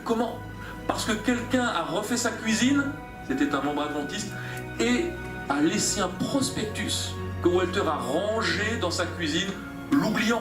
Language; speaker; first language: French; native; French